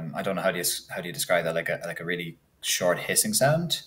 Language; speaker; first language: English; native; English